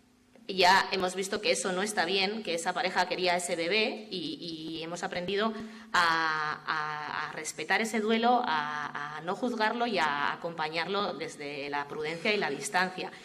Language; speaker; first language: Spanish; native; Spanish